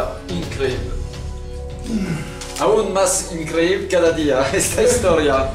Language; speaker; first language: Spanish; non-native, fluent; French